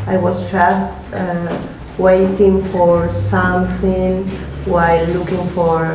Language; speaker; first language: English; non-native, learner; Spanish